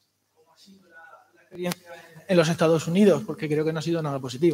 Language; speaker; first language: Spanish; native; Spanish